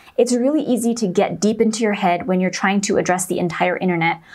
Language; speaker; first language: English; non-native, local second language; Chinese